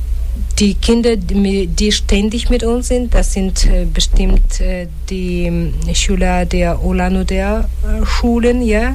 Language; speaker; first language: German; non-native, fluent; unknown